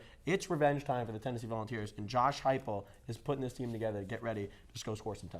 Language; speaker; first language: English; native; English